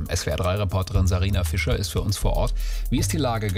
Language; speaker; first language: German; native; German